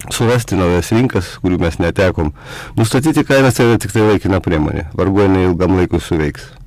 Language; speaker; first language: Lithuanian; native; Lithuanian